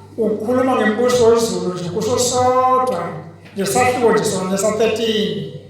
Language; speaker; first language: Zulu; non-native, local second language; Swati